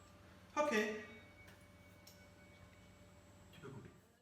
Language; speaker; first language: French; native; French